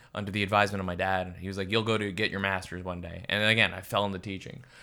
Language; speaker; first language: English; native; English